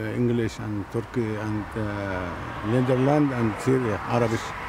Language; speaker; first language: Dutch; non-native, learner; Arabic